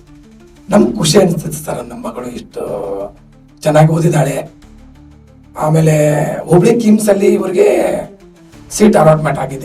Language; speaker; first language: Kannada; non-native, local second language; Urdu